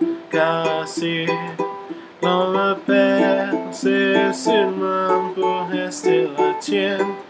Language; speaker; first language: French; non-native, learner; Portuguese